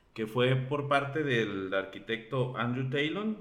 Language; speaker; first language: Spanish; native; Spanish